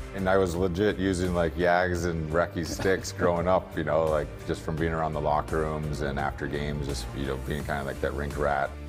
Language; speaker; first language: English; native; English